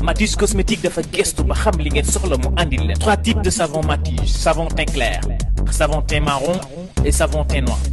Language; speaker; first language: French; non-native, local second language; Wolof